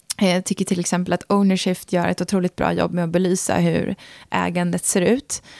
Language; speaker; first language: Swedish; native; Swedish